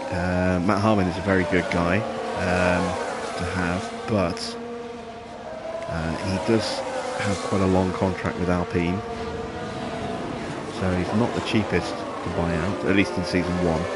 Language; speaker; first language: English; native; English